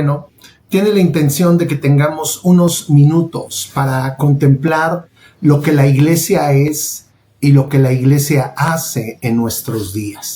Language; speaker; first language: Spanish; native; Spanish